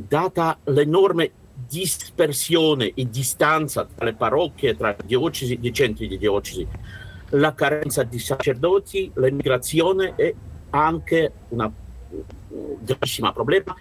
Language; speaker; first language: Italian; non-native, learner; Russian